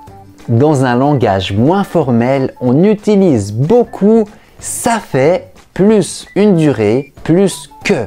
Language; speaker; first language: French; native; French